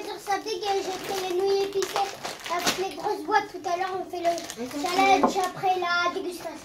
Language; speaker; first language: French; native; French